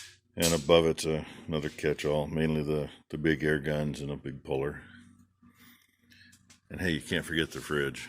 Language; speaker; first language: English; native; English